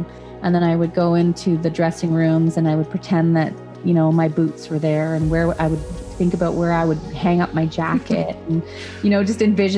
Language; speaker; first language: English; native; English